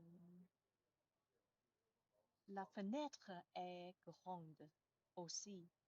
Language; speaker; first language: French; non-native, learner; Chinese